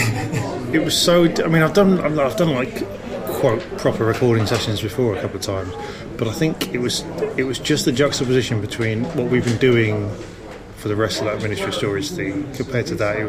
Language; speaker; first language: English; native; English